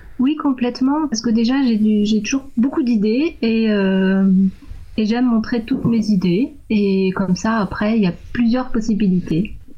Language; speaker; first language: French; non-native, fluent; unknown